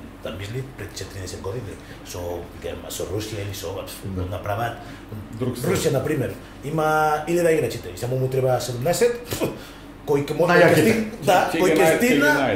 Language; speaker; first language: Macedonian; non-native, learner; Spanish